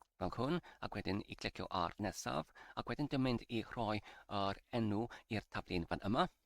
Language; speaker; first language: Welsh; non-native, learner; English